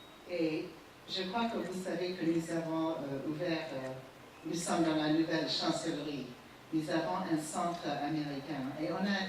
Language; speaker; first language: French; non-native, fluent; English